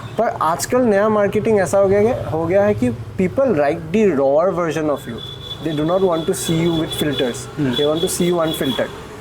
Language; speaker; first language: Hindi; non-native, local second language; Assamese